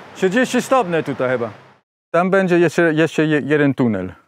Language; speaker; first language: Polish; non-native, learner; Spanish